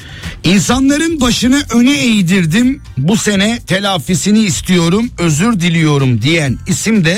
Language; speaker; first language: Turkish; native; Turkish